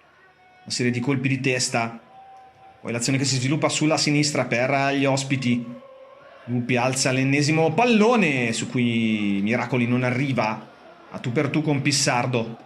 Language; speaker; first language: Italian; native; Italian